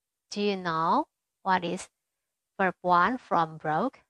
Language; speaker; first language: English; non-native, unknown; Indonesian